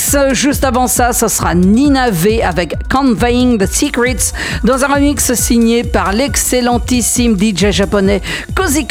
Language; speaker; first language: French; native; French